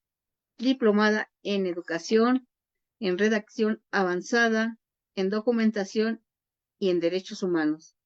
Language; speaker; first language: Spanish; native; Spanish